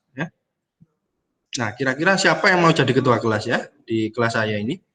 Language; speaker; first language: Indonesian; native; Indonesian